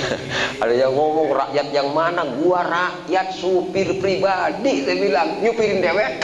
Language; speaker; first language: Indonesian; native; Indonesian